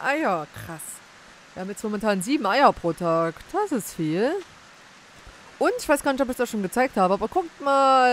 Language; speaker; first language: German; native; German